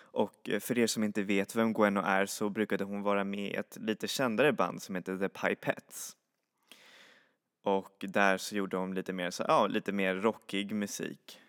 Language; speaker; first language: Swedish; native; Swedish